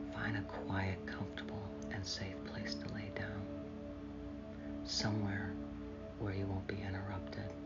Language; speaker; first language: English; native; English